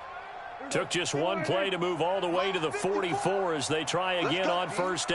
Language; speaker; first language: English; native; English